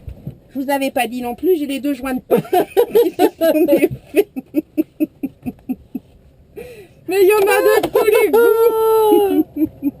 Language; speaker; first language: French; native; French